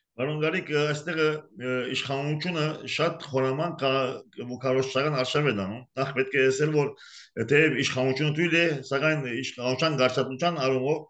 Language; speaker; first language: Armenian; early bilingual, heritage; Armenian